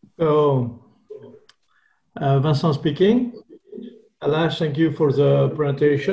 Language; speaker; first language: English; non-native, fluent; French